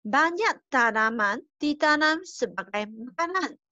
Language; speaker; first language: Malay; non-native, local second language; Chinese